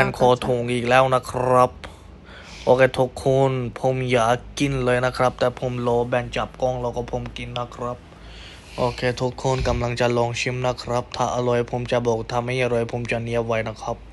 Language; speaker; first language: Thai; non-native, fluent; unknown